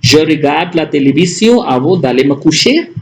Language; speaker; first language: French; non-native, fluent; Hindi